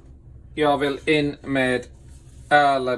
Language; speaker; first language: Swedish; non-native, fluent; English